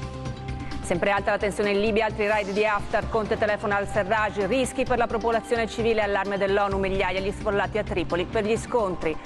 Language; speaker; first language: Italian; native; Italian